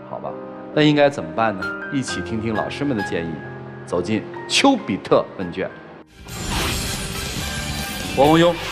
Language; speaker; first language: Chinese; native; Chinese